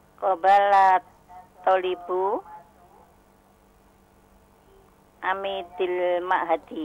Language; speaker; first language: Arabic; non-native, learner; Indonesian